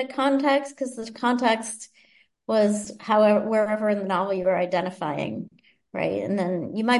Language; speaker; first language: English; native; English